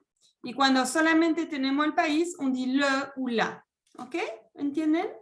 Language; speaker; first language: Spanish; non-native, fluent; French